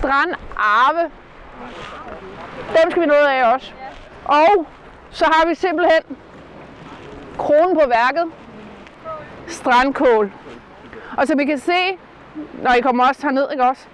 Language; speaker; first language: Danish; native; Danish